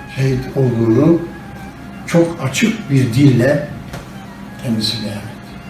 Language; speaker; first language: Turkish; non-native, local second language; Arabic